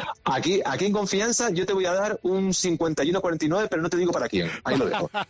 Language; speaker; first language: Spanish; native; Spanish